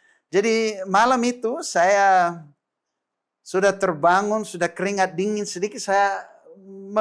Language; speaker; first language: Indonesian; non-native, fluent; English